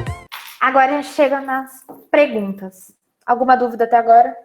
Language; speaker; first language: Portuguese; native; Portuguese